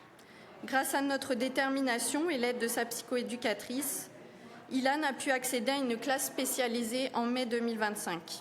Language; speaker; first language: French; native; French